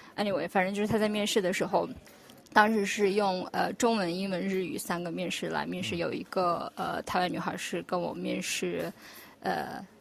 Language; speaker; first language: Chinese; non-native, local second language; Uyghur